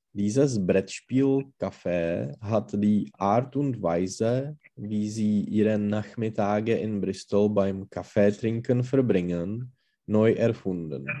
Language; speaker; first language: German; non-native, learner; Czech